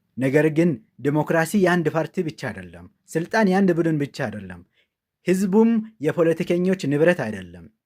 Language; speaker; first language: Amharic; non-native, local second language; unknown